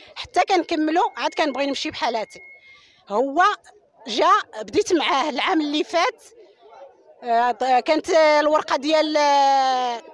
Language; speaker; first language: Arabic; native; Arabic